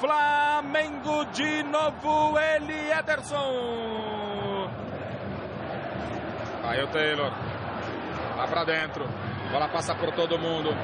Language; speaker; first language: Portuguese; native; Portuguese